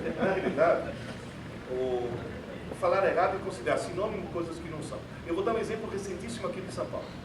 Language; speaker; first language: Portuguese; early bilingual, other home language; Italian